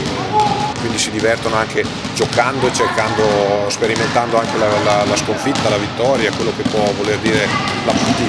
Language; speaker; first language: Italian; native; Italian